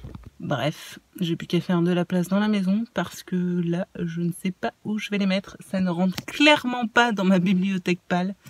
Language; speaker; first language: French; native; French